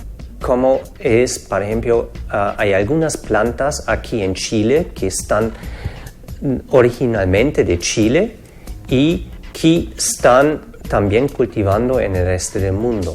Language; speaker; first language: Spanish; non-native, fluent; German